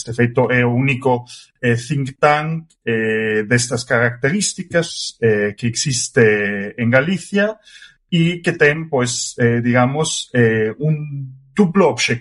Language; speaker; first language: Galician; non-native, fluent; German